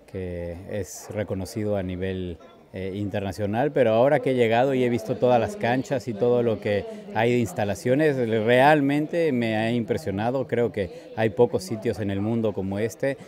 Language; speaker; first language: Spanish; native; Spanish